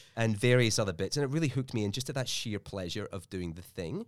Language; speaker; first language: English; native; English